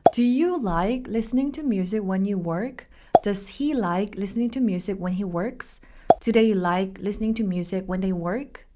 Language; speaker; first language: English; non-native, fluent; Korean